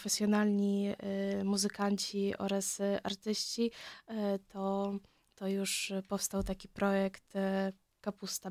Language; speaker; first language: Polish; non-native, fluent; Ukrainian